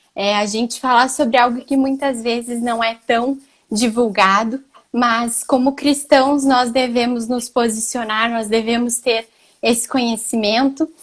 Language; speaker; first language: Portuguese; native; Portuguese